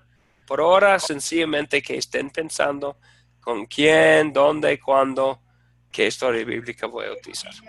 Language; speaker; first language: Spanish; non-native, fluent; English